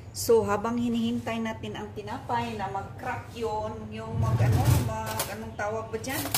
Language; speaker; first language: Filipino; non-native, local second language; Cebuano